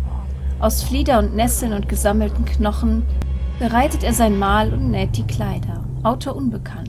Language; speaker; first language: German; native; German